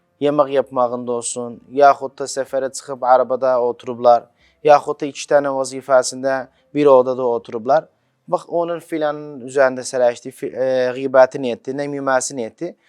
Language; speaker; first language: Turkish; native; Turkish